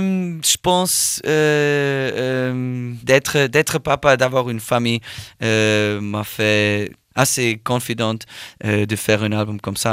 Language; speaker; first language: French; non-native, learner; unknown